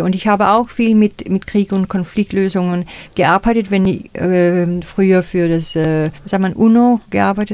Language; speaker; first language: German; non-native, fluent; Danish